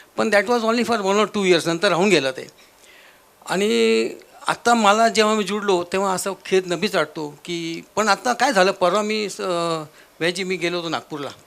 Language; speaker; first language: Marathi; non-native, local second language; Marwari